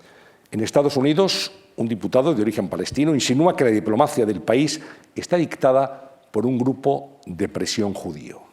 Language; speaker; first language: Spanish; native; Spanish